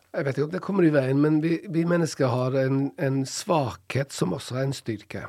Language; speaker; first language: Norwegian; non-native, fluent; English